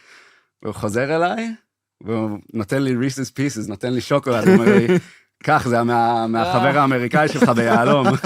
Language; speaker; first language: Hebrew; early bilingual, heritage; English